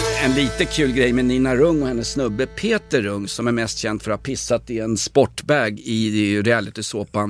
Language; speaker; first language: Swedish; native; Swedish